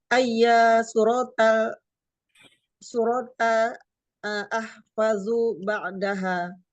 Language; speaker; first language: Arabic; non-native, learner; Indonesian